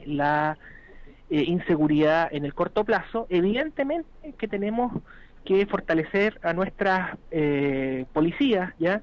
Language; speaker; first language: Spanish; native; Spanish